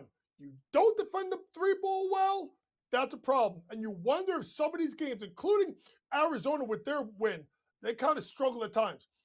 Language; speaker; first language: English; native; English